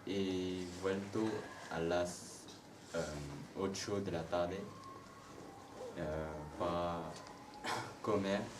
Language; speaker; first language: Spanish; non-native, learner; French